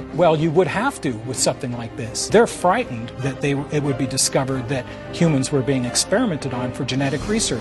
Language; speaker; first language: English; native; English